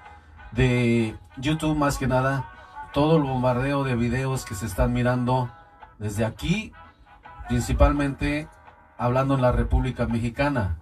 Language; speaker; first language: Spanish; native; Spanish